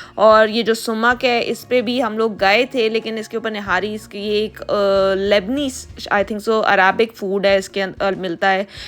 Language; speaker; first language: Urdu; native; Urdu